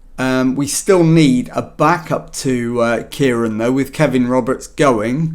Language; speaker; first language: English; native; English